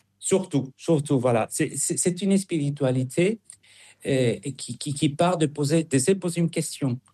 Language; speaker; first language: French; non-native, fluent; Spanish